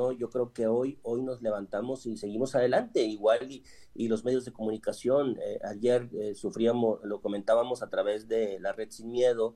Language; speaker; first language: Spanish; native; Spanish